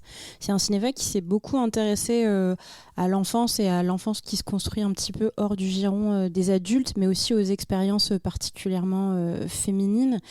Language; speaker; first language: French; native; French